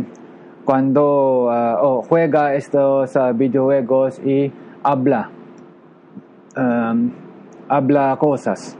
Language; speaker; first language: Spanish; non-native, learner; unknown